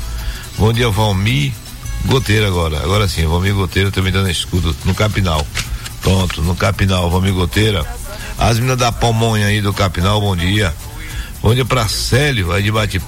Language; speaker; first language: Portuguese; native; Portuguese